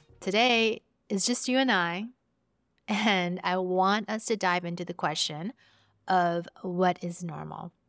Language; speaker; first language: English; early bilingual, other home language; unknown